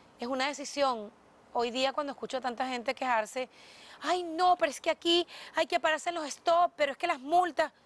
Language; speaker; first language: Spanish; native; Spanish